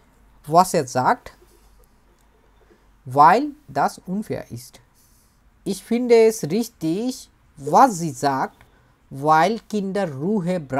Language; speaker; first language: German; non-native, fluent; Bangla